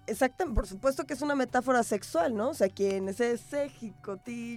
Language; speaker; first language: Spanish; native; Spanish